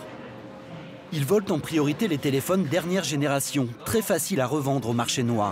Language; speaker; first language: French; native; French